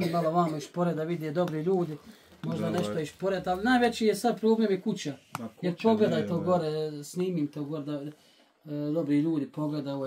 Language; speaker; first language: Bosnian; native; Bosnian